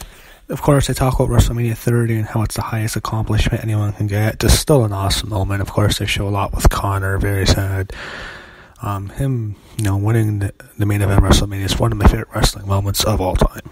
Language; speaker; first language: English; native; English